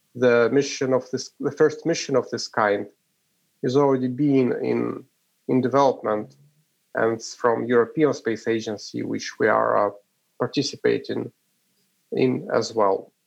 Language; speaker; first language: English; non-native, fluent; Ukrainian